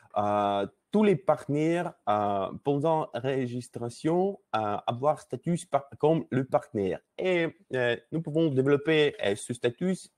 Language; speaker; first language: French; non-native, learner; Russian